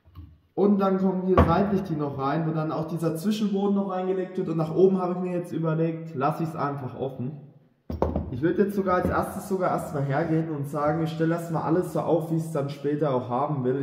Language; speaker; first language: German; native; German